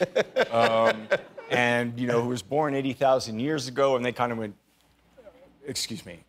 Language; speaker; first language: English; native; English